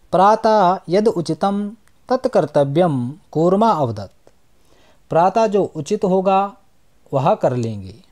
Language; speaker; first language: Hindi; native; Hindi